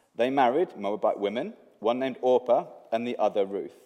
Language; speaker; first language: English; native; English